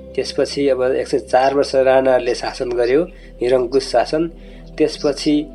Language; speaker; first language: Nepali; non-native, local second language; Limbu